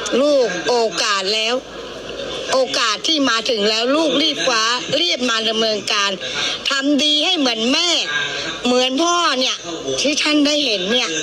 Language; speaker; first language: Thai; native; Thai